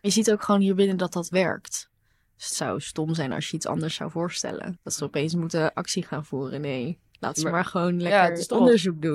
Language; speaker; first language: Dutch; native; Dutch